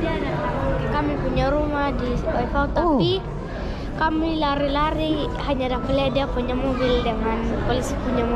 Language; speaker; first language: Indonesian; early bilingual, other home language; English